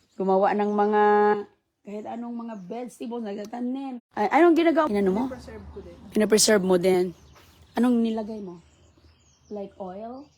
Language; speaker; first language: Filipino; non-native, local second language; Cebuano